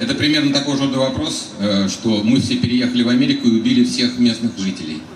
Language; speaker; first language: Russian; native; Russian